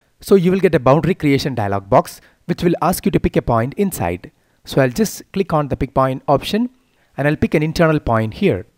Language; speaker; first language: English; non-native, local second language; Malayalam